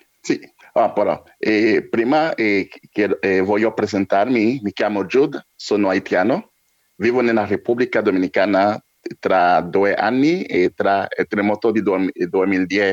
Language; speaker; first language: Italian; non-native, learner; French